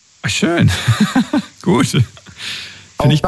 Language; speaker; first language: German; native; German